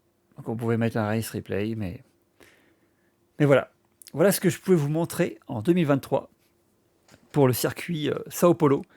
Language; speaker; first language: French; native; French